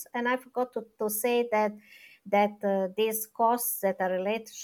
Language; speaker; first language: English; non-native, fluent; Serbian